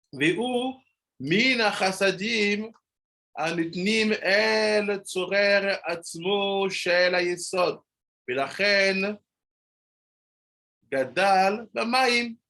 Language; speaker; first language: Hebrew; non-native, fluent; French